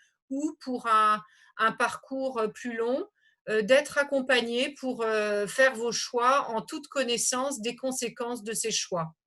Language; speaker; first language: French; native; French